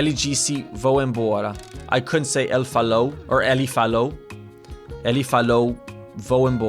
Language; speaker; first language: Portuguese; non-native, learner; English